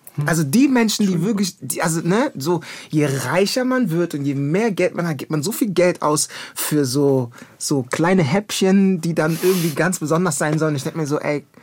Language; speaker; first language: German; native; German